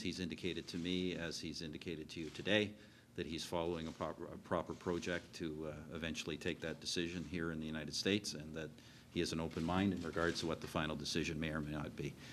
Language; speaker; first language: English; native; English